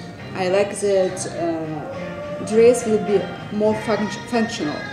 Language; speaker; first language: English; non-native, learner; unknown